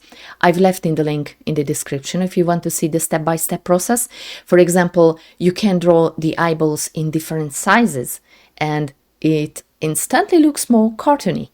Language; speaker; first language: English; non-native, fluent; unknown